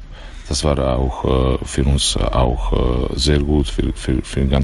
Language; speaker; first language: German; non-native, learner; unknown